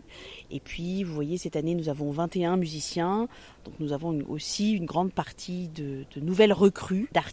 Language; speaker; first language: French; native; French